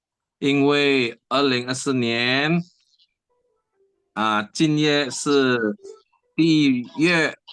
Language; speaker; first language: Chinese; non-native, learner; Indonesian